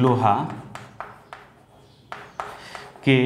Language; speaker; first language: Hindi; native; Hindi